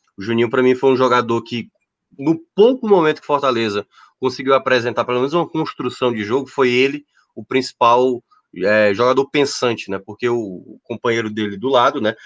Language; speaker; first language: Portuguese; native; Portuguese